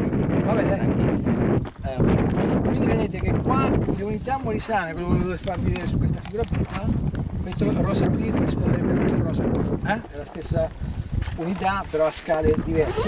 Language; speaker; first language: Italian; native; Italian